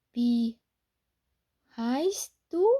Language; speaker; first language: German; non-native, fluent; Thai